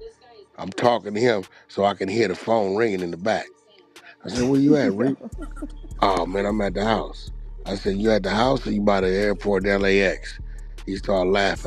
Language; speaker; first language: English; native; English